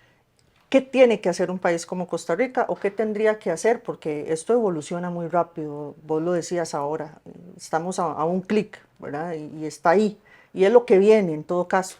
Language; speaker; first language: Spanish; native; Spanish